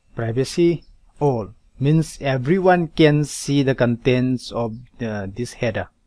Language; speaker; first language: English; non-native, local second language; Manipuri